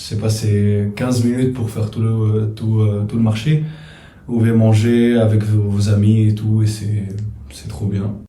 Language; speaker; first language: French; non-native, fluent; Arabic